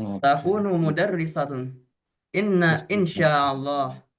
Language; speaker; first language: Arabic; non-native, learner; Indonesian